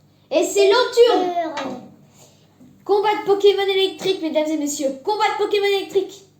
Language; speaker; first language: French; native; French